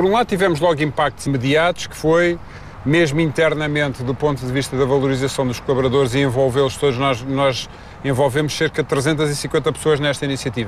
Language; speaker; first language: Portuguese; native; Portuguese